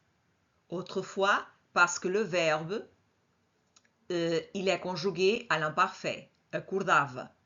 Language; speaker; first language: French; non-native, fluent; Portuguese